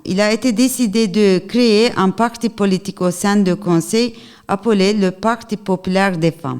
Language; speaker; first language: French; non-native, learner; Turkish